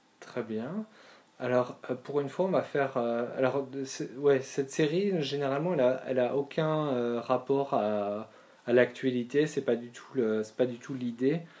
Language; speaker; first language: French; native; French